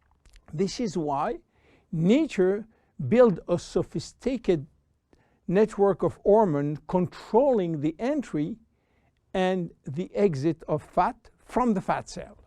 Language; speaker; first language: English; non-native, fluent; French